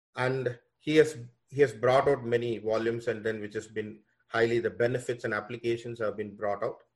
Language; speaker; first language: English; non-native, local second language; Tamil